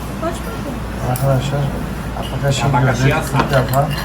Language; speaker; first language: Portuguese; non-native, learner; Turkish